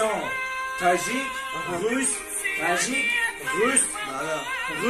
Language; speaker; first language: French; non-native, learner; Tajik